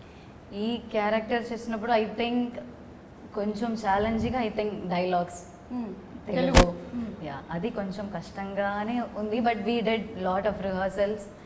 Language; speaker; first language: Telugu; non-native, learner; Malayalam